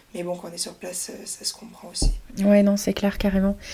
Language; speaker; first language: French; native; French